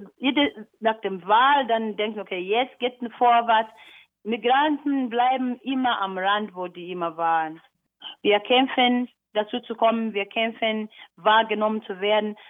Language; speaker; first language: German; non-native, fluent; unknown